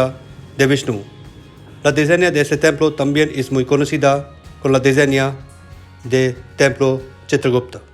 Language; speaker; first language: Spanish; non-native, learner; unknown